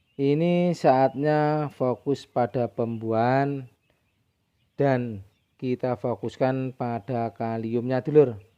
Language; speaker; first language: Indonesian; non-native, local second language; Javanese